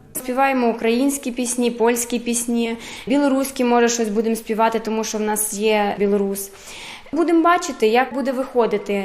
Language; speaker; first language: Ukrainian; early bilingual, heritage; Ukrainian